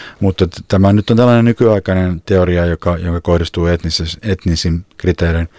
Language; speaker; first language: Finnish; native; Finnish